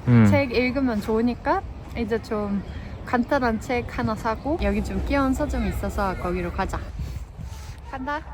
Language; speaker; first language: Korean; non-native, fluent; Norwegian